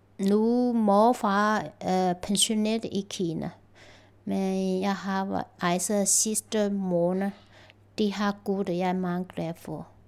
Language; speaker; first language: Danish; non-native, learner; Chinese